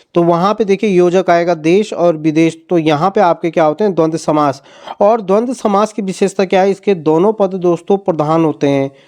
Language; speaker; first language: Hindi; native; Hindi